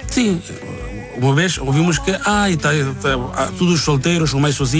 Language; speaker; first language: Portuguese; non-native, learner; Bangla